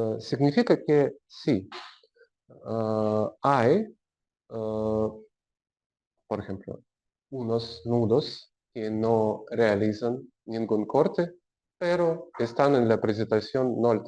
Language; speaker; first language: Spanish; non-native, learner; Russian